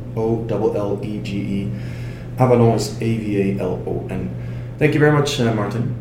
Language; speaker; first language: English; non-native, fluent; Dutch